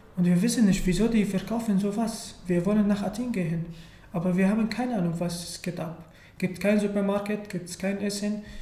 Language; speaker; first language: German; non-native, learner; Arabic